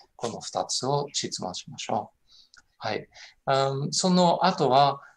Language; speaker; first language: Japanese; non-native, fluent; French